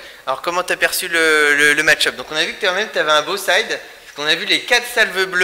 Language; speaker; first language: French; native; French